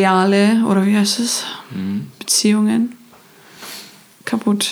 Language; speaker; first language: German; non-native, fluent; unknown